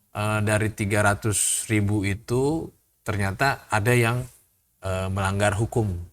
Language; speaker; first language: Indonesian; native; Indonesian